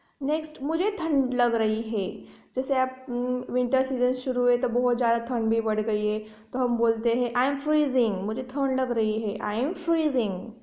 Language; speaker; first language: Hindi; native; Hindi